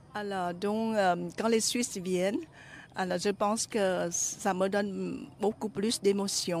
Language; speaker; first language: French; non-native, fluent; Vietnamese